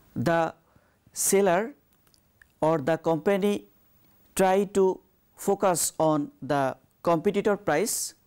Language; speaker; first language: English; non-native, local second language; Bangla